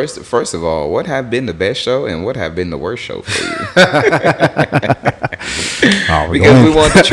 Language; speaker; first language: English; native; English